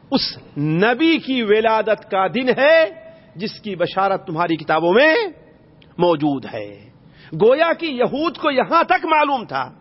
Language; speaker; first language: Urdu; native; Urdu